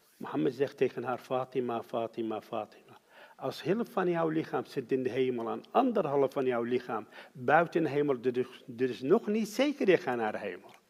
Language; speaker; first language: Dutch; non-native, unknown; Arabic